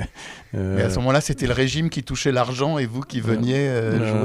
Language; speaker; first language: French; native; French